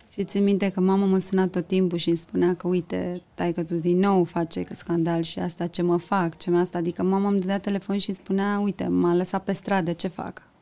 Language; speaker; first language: Romanian; early bilingual, heritage; Romanian